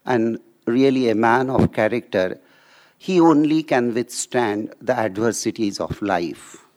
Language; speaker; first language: English; non-native, local second language; Marathi